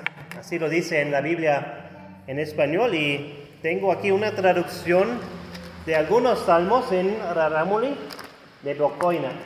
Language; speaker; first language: Spanish; non-native, fluent; German